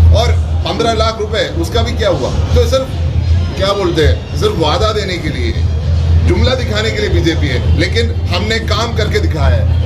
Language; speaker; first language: Hindi; non-native, local second language; Malayalam